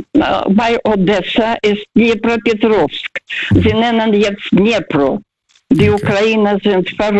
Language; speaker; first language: German; non-native, fluent; Russian